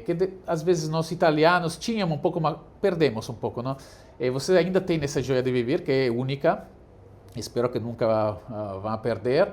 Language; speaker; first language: Portuguese; non-native, fluent; Italian